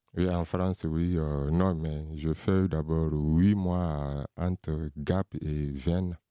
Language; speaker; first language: French; non-native, local second language; Mandingo